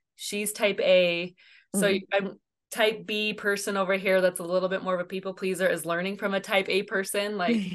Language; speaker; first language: English; native; English